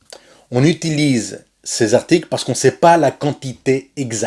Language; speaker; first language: French; non-native, fluent; Spanish